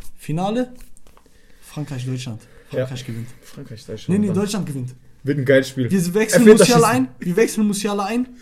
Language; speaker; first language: German; non-native, fluent; Arabic